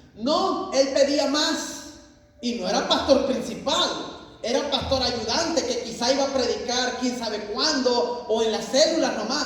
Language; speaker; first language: Spanish; native; Spanish